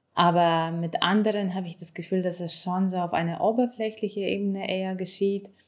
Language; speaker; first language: German; non-native, fluent; Ukrainian